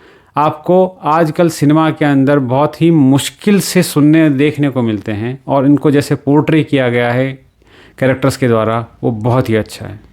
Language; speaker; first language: Hindi; native; Hindi